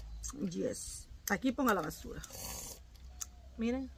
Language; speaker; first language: Spanish; native; Spanish